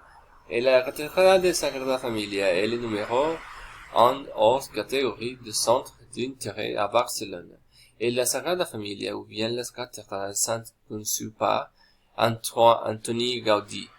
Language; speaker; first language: French; non-native, learner; Spanish